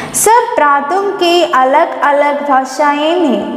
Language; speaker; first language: Hindi; non-native, local second language; Malayalam